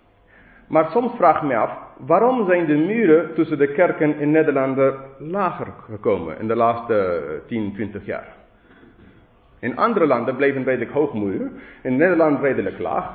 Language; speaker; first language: Dutch; non-native, fluent; English